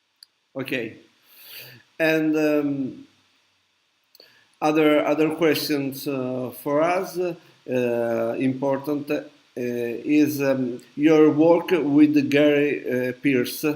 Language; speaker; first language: English; non-native, learner; Italian